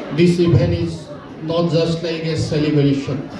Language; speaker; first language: English; non-native, local second language; Assamese